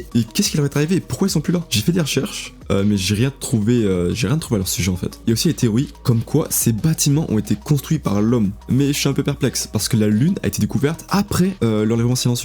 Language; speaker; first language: French; native; French